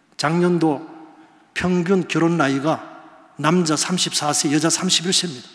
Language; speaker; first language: Korean; native; Korean